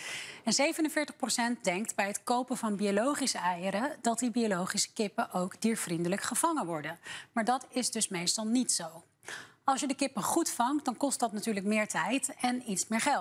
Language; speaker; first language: Dutch; native; Dutch